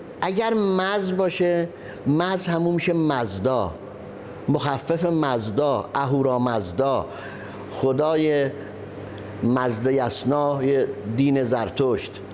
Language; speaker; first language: Persian; native; Persian